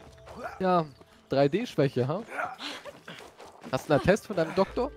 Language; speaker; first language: German; native; German